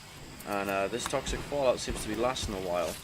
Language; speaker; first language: English; native; English